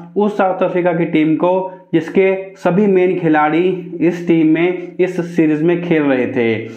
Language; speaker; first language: Hindi; native; Hindi